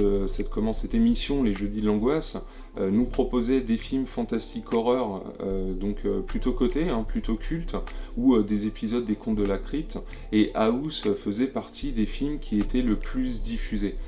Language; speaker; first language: French; native; French